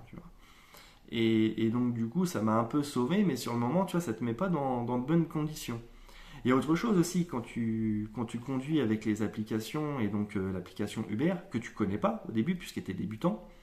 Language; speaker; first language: French; native; French